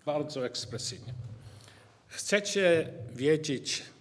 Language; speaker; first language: Polish; non-native, learner; English